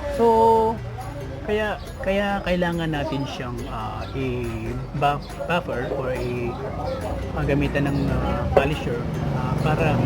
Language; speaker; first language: Filipino; native; Filipino